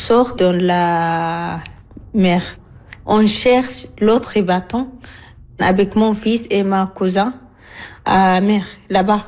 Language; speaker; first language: French; non-native, learner; Arabic